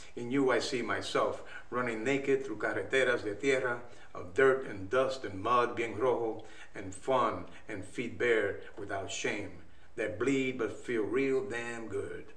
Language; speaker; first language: English; native; English